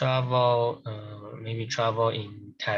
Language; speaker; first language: English; non-native, learner; Chinese